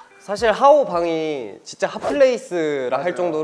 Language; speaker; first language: Korean; native; Korean